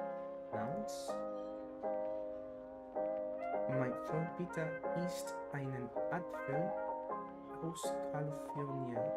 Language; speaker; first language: German; non-native, learner; Spanish